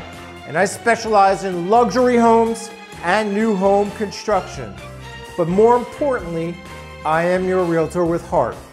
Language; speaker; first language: English; native; English